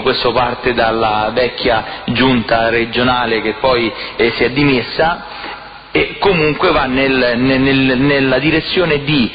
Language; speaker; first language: Italian; native; Italian